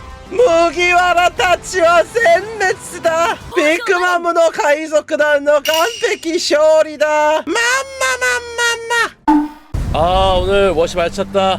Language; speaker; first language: Korean; native; Korean